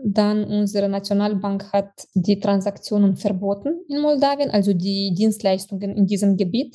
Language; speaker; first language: German; non-native, fluent; Romanian